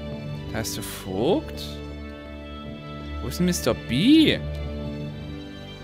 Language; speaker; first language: German; native; German